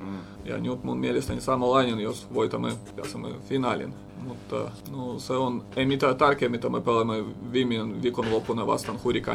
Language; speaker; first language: Finnish; non-native, learner; Russian